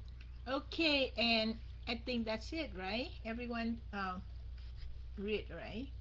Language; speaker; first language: English; non-native, fluent; Vietnamese